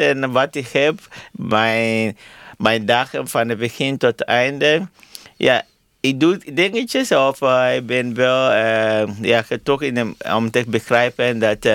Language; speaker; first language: Dutch; non-native, learner; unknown